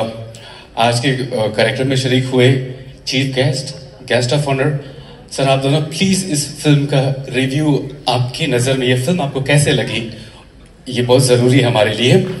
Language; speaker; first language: Hindi; non-native, local second language; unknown